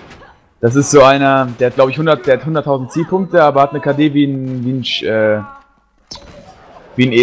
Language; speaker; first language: German; native; German